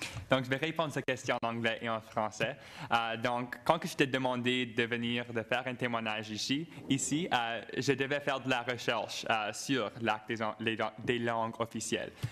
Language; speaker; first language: French; non-native, local second language; English